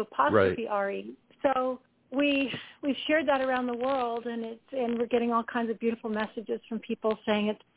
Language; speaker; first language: English; native; English